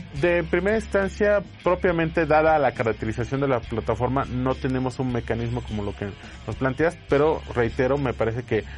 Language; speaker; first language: Spanish; native; Spanish